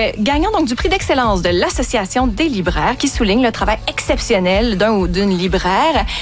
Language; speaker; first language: French; native; French